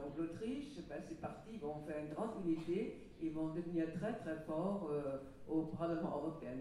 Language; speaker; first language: French; non-native, fluent; German